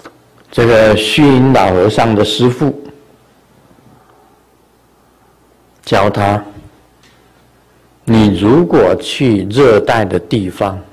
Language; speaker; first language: Chinese; native; Chinese